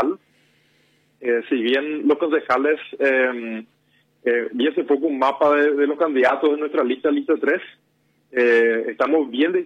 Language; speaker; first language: Spanish; native; Spanish